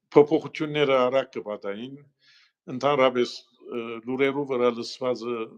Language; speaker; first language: Armenian; early bilingual, heritage; Armenian